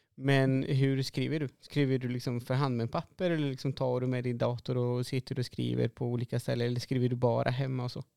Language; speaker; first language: Swedish; non-native, fluent; Spanish